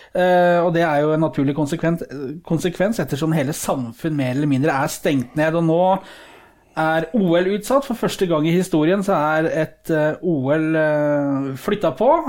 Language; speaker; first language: Norwegian; native; Norwegian